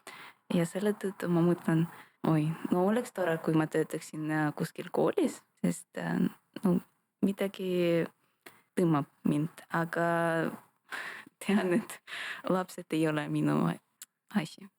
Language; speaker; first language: Estonian; non-native, local second language; Russian